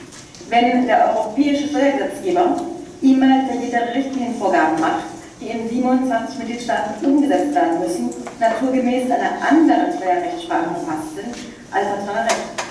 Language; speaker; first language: German; native; German